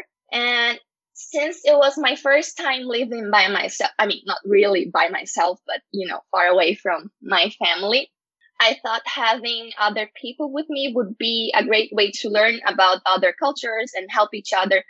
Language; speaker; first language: English; non-native, fluent; Portuguese